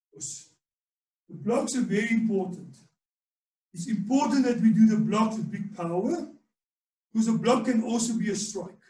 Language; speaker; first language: English; non-native, local second language; Afrikaans